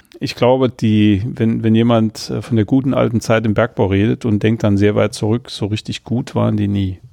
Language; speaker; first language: German; native; German